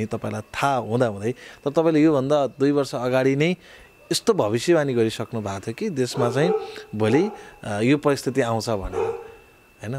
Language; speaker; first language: Nepali; native; Nepali